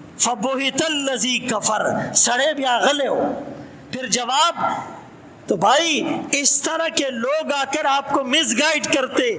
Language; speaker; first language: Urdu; non-native, local second language; Pashto